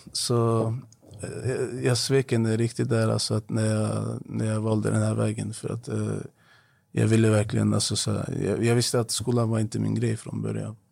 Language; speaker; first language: Swedish; non-native, fluent; Arabic